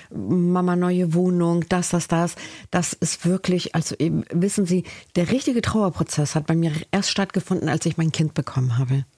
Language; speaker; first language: German; early bilingual, other home language; Spanish